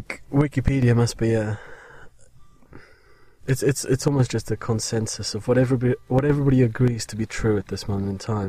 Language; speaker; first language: English; native; English